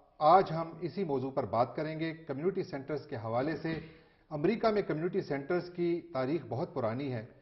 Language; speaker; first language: Urdu; non-native, local second language; Pashto